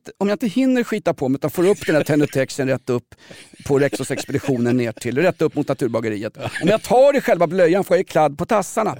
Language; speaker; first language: Swedish; native; Swedish